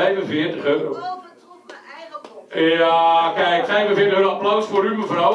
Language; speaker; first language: Dutch; native; Dutch